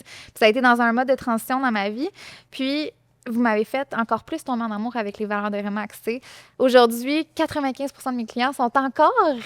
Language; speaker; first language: French; native; French